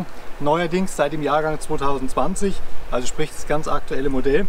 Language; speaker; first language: German; native; German